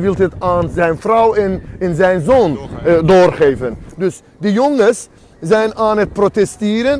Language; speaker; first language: Dutch; non-native, fluent; Azerbaijani